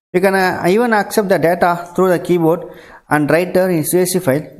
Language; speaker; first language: English; non-native, local second language; Tamil